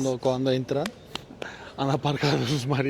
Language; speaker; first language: Spanish; non-native, learner; Turkish